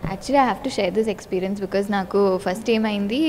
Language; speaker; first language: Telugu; non-native, learner; Tamil